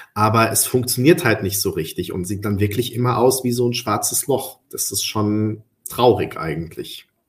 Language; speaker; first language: German; early bilingual, other home language; Spanish